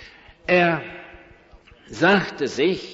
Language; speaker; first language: German; non-native, fluent; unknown